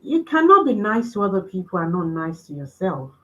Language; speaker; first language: English; non-native, local second language; Yoruba